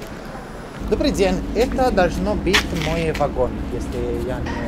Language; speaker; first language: Russian; non-native, learner; Italian